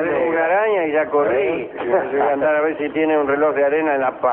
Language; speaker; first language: Spanish; native; Spanish